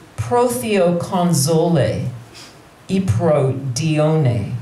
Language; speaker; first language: English; native; English